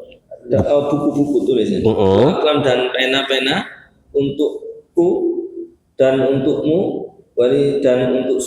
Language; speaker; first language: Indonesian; non-native, local second language; Javanese